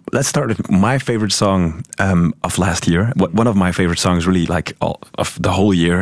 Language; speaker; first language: English; non-native, fluent; Dutch